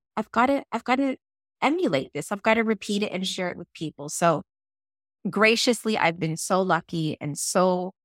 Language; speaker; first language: English; native; English